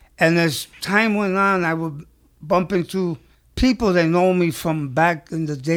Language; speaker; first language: English; early bilingual, other home language; Spanish